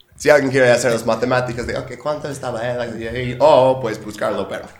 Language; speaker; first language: Spanish; non-native, fluent; English